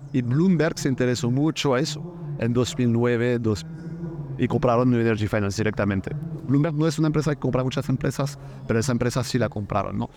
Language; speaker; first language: Spanish; non-native, fluent; French